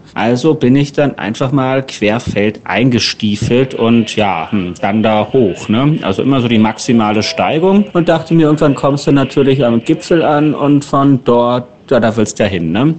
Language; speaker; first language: German; native; German